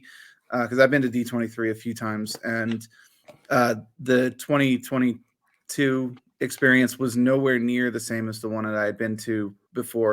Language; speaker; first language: English; native; English